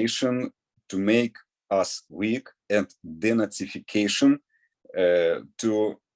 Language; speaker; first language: English; non-native, learner; Ukrainian